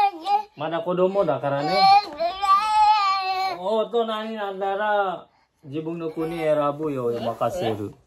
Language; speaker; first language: Japanese; non-native, learner; Indonesian